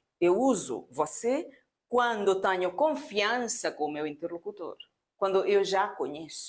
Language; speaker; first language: Portuguese; non-native, fluent; Spanish